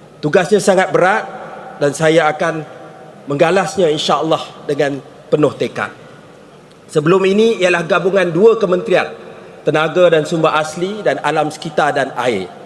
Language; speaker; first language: Malay; native; Malay